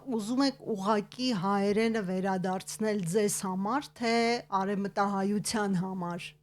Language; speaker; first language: Armenian; native; Armenian